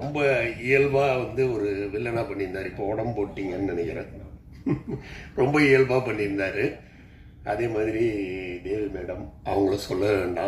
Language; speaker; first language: Tamil; native; Tamil